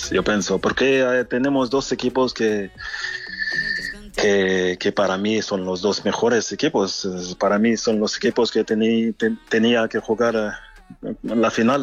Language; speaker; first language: Spanish; non-native, fluent; French